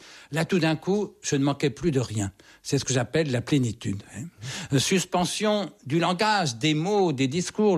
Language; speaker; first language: French; native; French